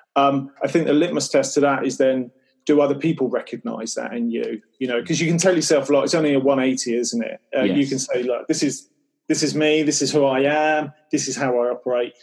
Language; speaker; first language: English; native; English